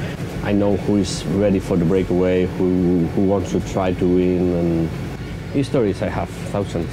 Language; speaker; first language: English; non-native, learner; Spanish